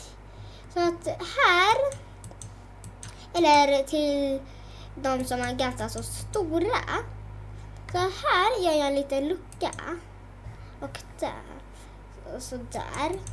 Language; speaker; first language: Swedish; native; Swedish